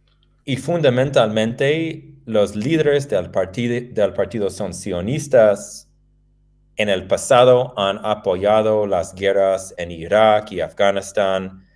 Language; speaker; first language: Spanish; non-native, fluent; English